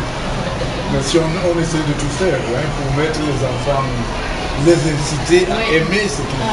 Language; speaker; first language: French; non-native, local second language; Wolof